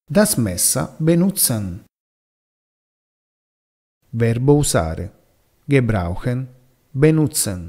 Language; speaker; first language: German; non-native, fluent; Italian